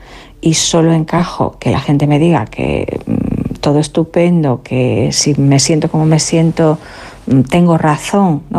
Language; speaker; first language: Spanish; native; Spanish